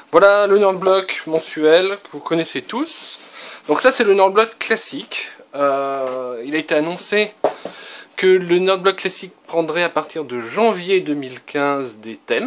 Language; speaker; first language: French; native; French